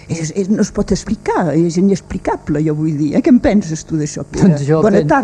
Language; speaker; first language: Catalan; native; Catalan